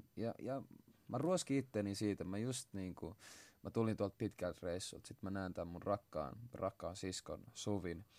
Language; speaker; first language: Finnish; early bilingual, other home language; Swahili